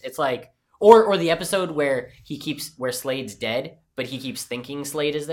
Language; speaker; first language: English; native; English